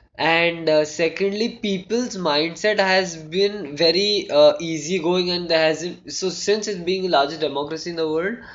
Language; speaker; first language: English; non-native, local second language; Hindi